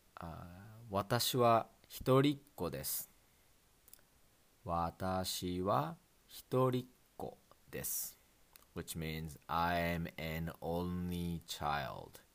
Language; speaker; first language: Japanese; non-native, fluent; English